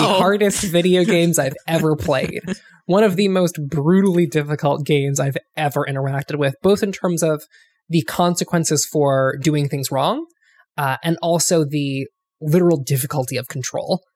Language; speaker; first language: English; native; English